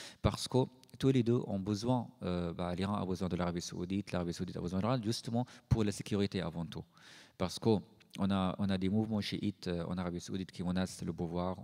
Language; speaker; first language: French; non-native, fluent; Arabic